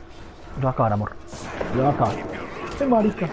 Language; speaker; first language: Spanish; native; Spanish